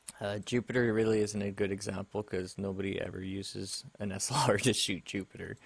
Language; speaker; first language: English; native; English